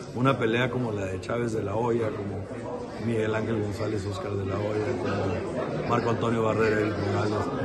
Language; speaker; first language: Spanish; native; Spanish